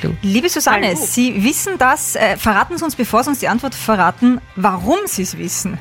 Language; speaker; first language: German; native; German